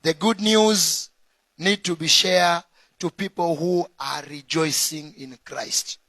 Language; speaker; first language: English; non-native, local second language; Swahili